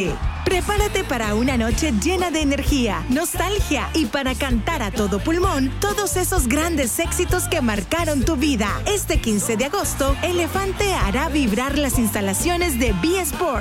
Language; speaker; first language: Spanish; native; Spanish